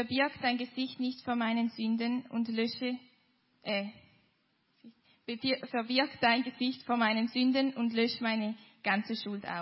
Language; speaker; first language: German; native; German